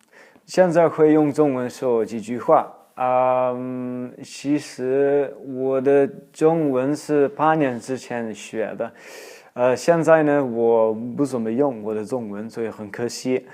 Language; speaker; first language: Chinese; non-native, fluent; Dutch